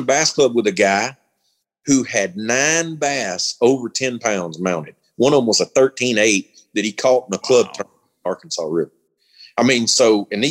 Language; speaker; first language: English; native; English